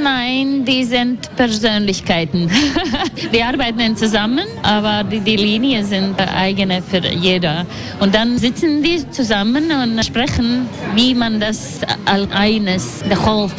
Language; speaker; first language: German; non-native, learner; Latvian